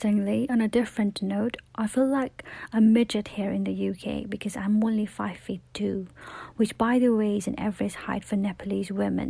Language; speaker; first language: English; non-native, local second language; Nepali